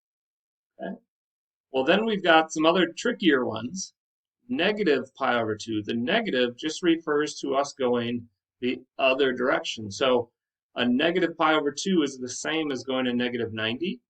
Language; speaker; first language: English; native; English